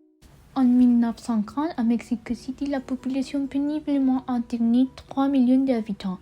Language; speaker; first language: French; non-native, learner; Spanish